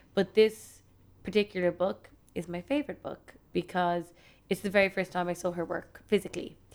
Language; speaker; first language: English; native; English